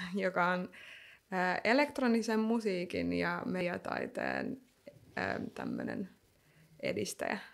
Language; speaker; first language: Finnish; native; Finnish